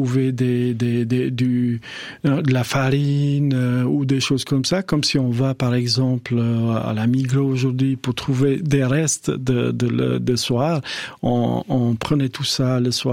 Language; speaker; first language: French; non-native, fluent; Albanian